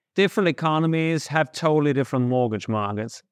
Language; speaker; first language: English; non-native, fluent; Danish